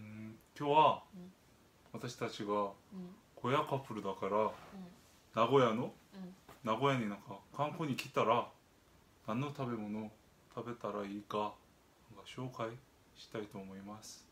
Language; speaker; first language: Japanese; non-native, fluent; Korean